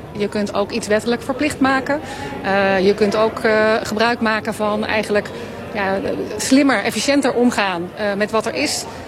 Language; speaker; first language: Dutch; native; Dutch